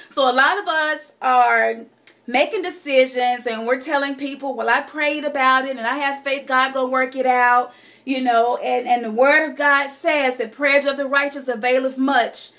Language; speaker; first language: English; native; English